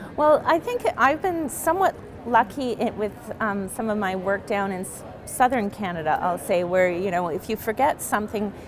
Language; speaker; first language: English; native; English